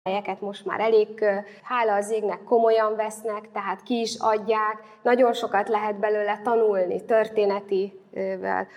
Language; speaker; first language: Hungarian; native; Hungarian